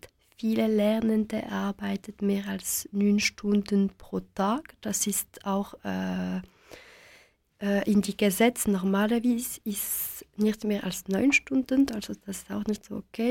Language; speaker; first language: German; non-native, local second language; French